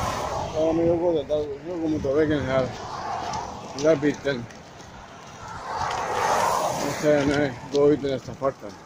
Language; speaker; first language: Swedish; non-native, learner; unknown